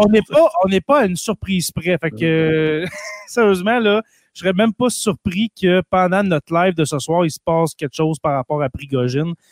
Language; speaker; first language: French; native; French